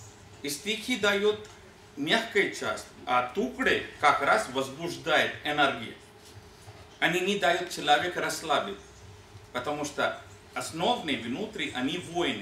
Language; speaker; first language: Russian; non-native, learner; Hindi